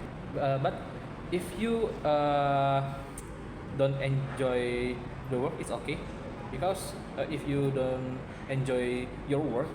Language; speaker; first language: English; non-native, learner; Indonesian